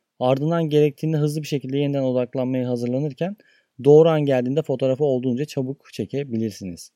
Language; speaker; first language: Turkish; native; Turkish